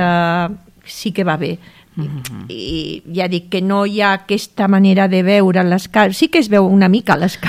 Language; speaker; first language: Catalan; native; Catalan